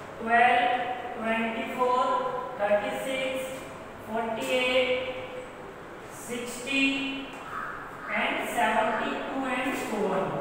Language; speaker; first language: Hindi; native; Hindi